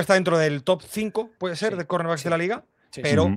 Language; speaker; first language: Spanish; native; Spanish